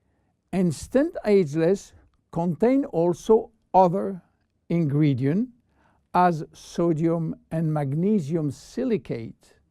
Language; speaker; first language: English; non-native, fluent; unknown